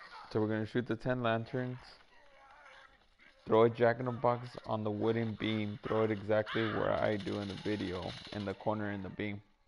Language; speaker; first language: English; early bilingual, other home language; Spanish